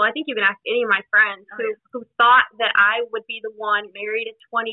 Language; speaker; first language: English; native; English